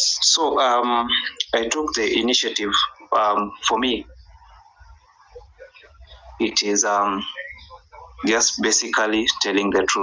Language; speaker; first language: English; non-native, local second language; Swahili